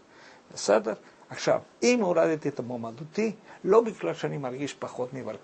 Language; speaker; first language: Hebrew; early bilingual, other home language; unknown